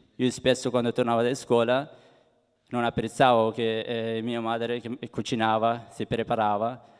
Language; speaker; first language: Italian; non-native, fluent; Persian